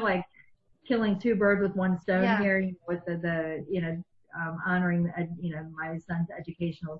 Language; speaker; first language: English; native; English